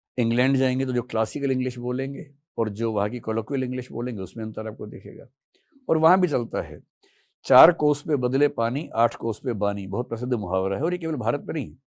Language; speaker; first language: Hindi; native; Hindi